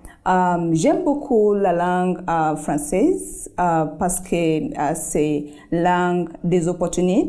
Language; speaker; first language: French; non-native, learner; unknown